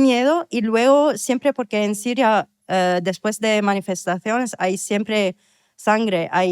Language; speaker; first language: Spanish; non-native, fluent; Arabic